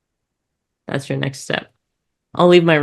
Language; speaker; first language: English; native; English